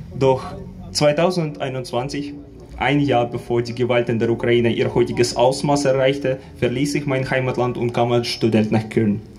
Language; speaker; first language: German; non-native, fluent; Ukrainian